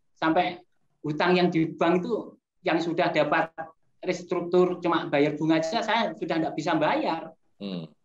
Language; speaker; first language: Indonesian; native; Indonesian